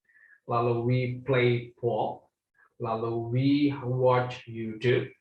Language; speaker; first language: English; non-native, fluent; Indonesian